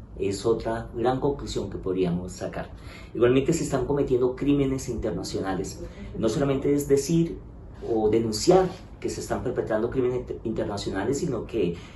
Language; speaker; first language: Spanish; native; Spanish